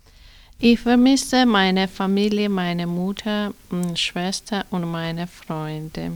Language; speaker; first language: German; non-native, learner; Georgian